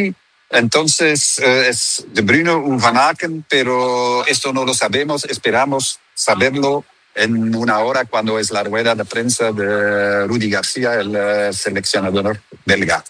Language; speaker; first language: Spanish; non-native, learner; Dutch